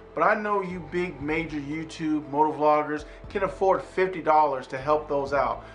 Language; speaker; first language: English; native; English